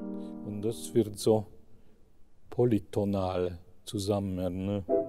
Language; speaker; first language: German; non-native, fluent; Hungarian